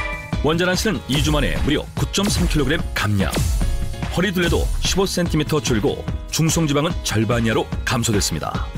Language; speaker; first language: Korean; native; Korean